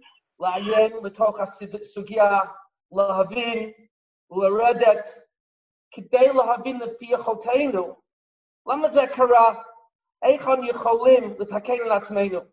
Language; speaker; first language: Hebrew; non-native, fluent; English